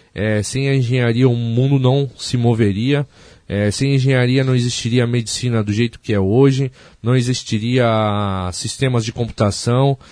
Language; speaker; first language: Portuguese; native; Portuguese